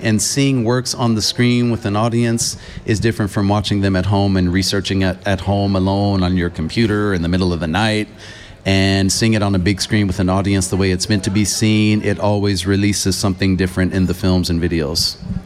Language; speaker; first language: English; native; English